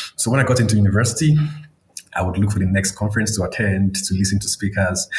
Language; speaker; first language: English; non-native, local second language; Yoruba